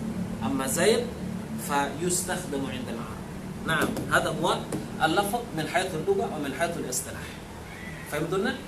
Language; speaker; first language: Arabic; non-native, fluent; Indonesian